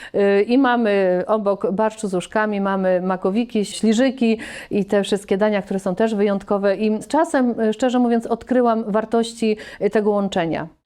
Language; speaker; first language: Polish; native; Polish